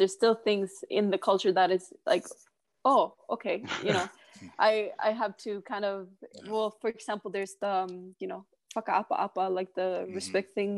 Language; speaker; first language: English; non-native, fluent; Swedish